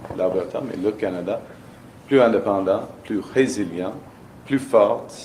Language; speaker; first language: French; non-native, local second language; English